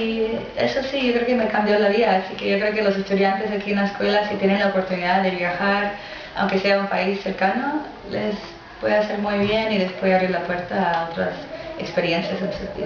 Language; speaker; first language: Spanish; non-native, fluent; English